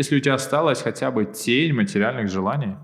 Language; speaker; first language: Russian; native; Russian